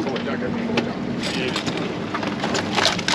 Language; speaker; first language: English; native; English